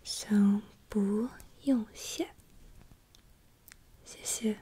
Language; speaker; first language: Chinese; non-native, fluent; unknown